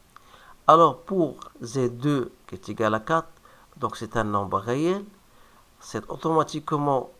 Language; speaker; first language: French; non-native, local second language; Arabic